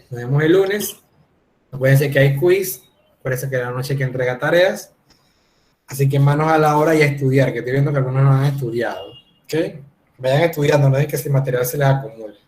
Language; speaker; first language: Spanish; native; Spanish